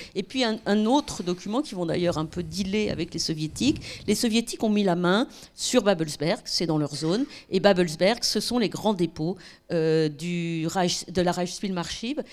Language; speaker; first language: French; native; French